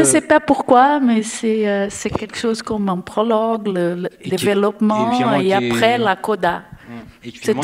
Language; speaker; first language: French; non-native, learner; Portuguese